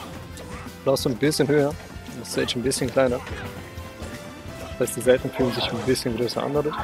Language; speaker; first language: German; native; German